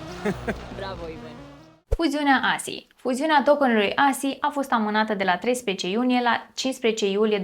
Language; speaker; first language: Romanian; native; Romanian